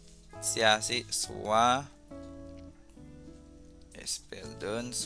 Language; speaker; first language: Spanish; non-native, fluent; Haitian Creole